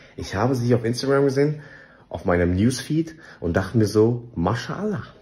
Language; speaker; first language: German; early bilingual, other home language; Vietnamese